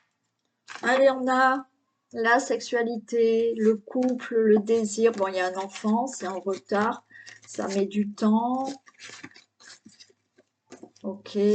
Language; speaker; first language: French; native; French